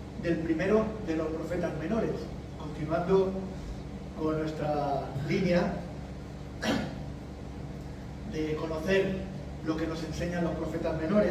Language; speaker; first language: Spanish; native; Spanish